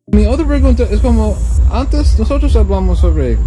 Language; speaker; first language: Spanish; non-native, learner; English